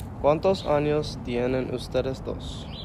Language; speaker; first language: Spanish; non-native, learner; English